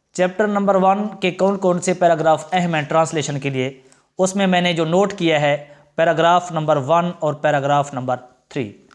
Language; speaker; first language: Urdu; non-native, local second language; Punjabi